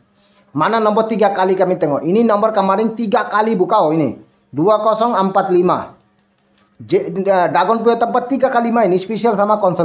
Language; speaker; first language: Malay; non-native, learner; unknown